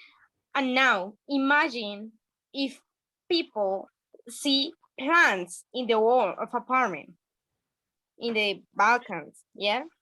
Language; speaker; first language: English; non-native, learner; Spanish